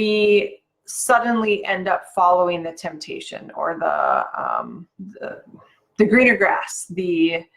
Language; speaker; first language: English; native; English